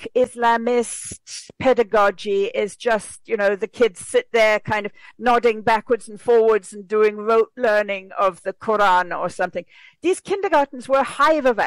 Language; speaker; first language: English; native; English